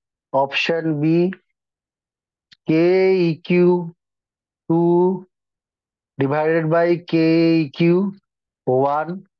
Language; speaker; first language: English; non-native, local second language; Hindi